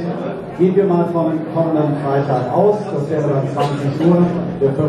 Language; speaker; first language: German; native; German